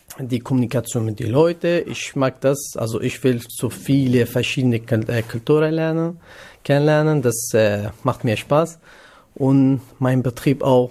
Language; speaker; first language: German; non-native, learner; Kurdish